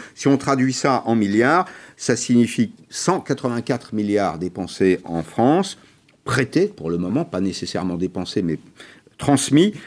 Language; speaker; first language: French; native; French